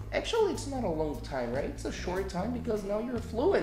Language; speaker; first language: English; non-native, fluent; Portuguese